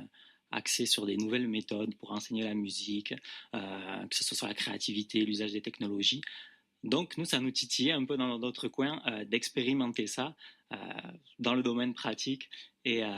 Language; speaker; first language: French; native; French